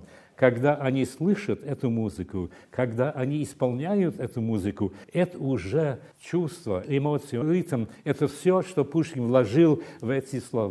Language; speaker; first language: Russian; non-native, fluent; English